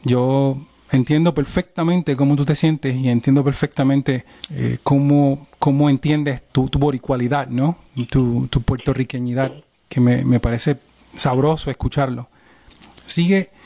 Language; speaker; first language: Spanish; native; Spanish